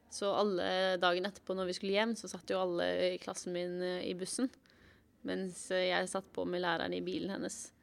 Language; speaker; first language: Norwegian; native; Norwegian